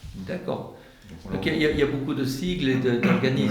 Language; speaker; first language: French; native; French